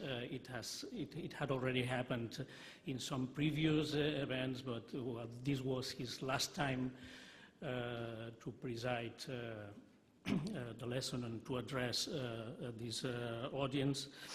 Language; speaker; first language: English; non-native, fluent; Catalan